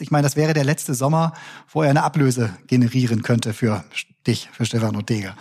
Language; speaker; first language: German; native; German